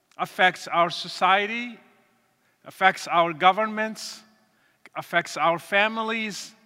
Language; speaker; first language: English; non-native, fluent; Arabic